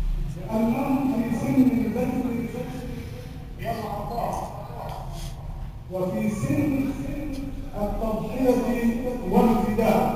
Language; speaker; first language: Arabic; native; Arabic